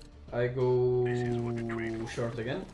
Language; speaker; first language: English; non-native, learner; Portuguese